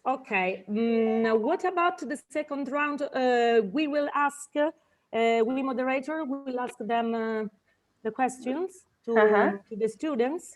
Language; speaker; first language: English; non-native, fluent; Italian